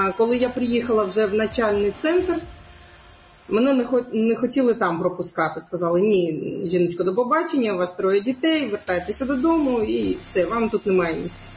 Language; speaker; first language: Ukrainian; non-native, local second language; Crimean Tatar